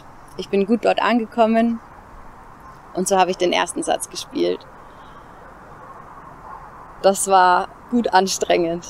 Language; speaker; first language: German; native; German